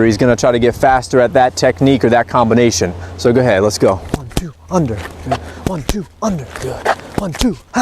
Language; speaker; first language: English; native; English